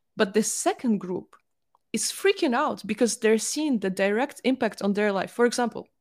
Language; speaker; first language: English; non-native, fluent; Russian